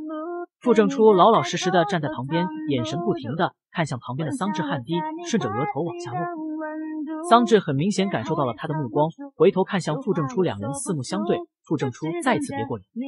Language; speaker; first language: Chinese; native; Chinese